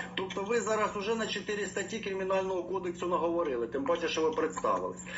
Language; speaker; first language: Ukrainian; non-native, local second language; Russian